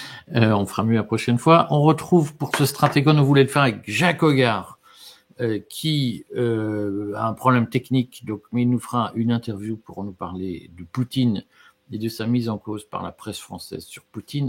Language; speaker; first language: French; native; French